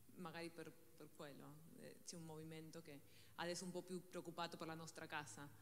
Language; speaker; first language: Italian; non-native, learner; Spanish